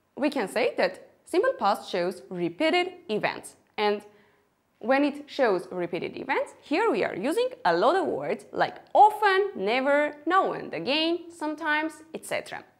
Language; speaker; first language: English; non-native, fluent; Armenian